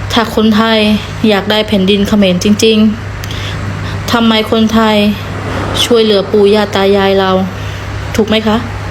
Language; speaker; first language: Thai; non-native, fluent; Khmer